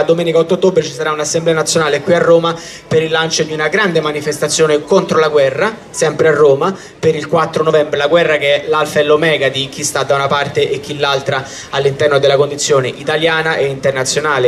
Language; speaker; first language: Italian; native; Italian